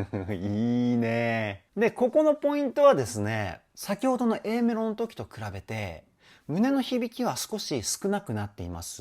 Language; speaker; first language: Japanese; native; Japanese